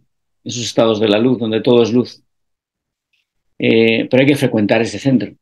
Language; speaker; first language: Spanish; native; Spanish